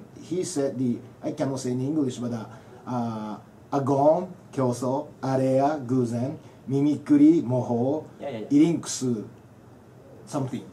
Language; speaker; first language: English; non-native, learner; Japanese